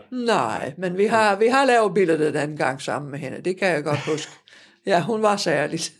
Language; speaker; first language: Danish; non-native, fluent; Dutch